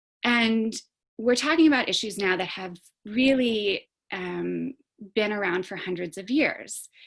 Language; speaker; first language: English; native; English